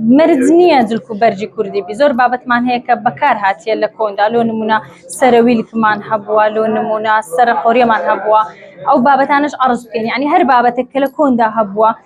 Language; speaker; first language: Central Kurdish; native; Central Kurdish